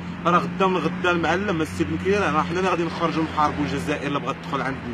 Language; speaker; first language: Arabic; native; Arabic